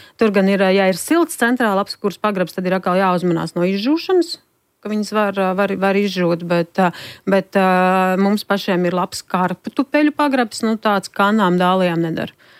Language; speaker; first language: Latvian; native; Latvian